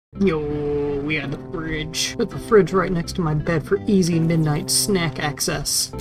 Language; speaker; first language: English; native; English